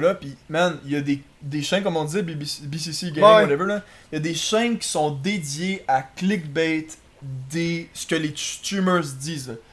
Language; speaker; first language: French; native; French